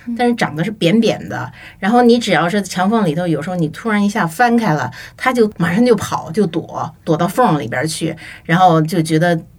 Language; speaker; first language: Chinese; native; Chinese